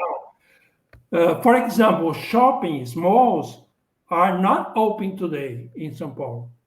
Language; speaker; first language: English; non-native, learner; Portuguese